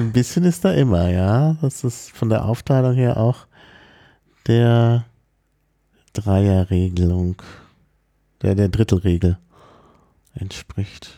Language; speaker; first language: German; native; German